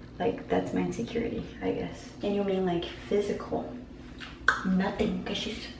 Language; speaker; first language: English; non-native, fluent; Portuguese